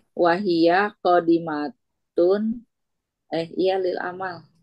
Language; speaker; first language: Arabic; non-native, learner; Indonesian